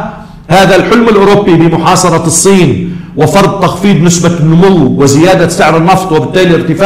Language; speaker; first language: Arabic; native; Arabic